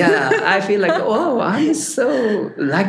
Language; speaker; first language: English; non-native, learner; Tibetan